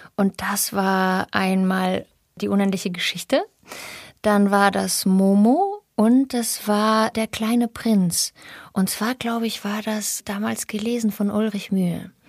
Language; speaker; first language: German; early bilingual, other home language; Russian